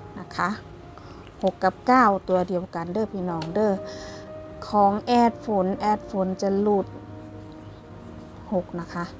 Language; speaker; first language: Thai; non-native, local second language; Northeastern Thai